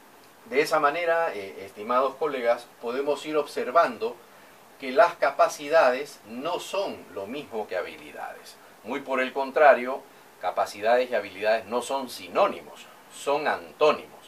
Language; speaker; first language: Spanish; native; Spanish